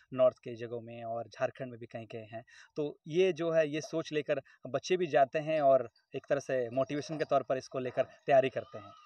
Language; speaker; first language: Hindi; native; Hindi